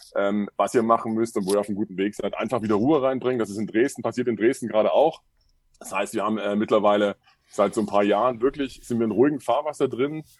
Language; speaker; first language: German; native; German